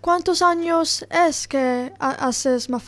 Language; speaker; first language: Spanish; non-native, learner; Italian